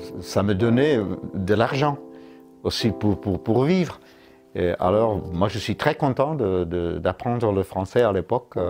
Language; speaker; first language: French; non-native, fluent; Czech